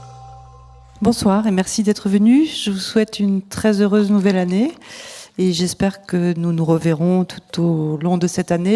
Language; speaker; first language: French; native; French